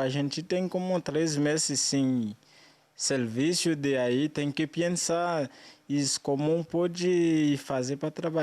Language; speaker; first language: Portuguese; non-native, learner; Haitian Creole